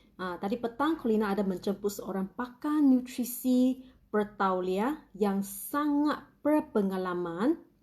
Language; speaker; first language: Malay; non-native, local second language; Chinese